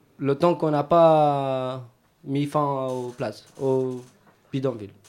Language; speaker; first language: French; non-native, fluent; Romany